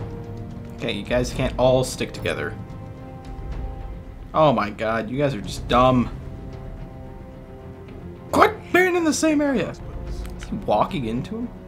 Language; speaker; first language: English; native; English